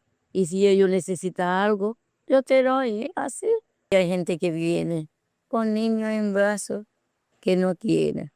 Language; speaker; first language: Spanish; non-native, learner; Haitian Creole